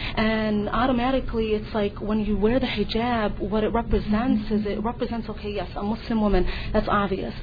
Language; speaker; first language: English; native; English